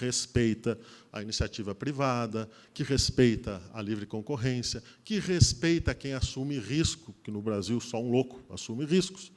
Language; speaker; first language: Portuguese; native; Portuguese